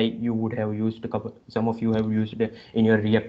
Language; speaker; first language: English; non-native, local second language; Gujarati